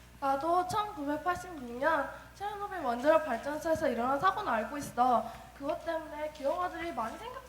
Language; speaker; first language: Korean; native; Korean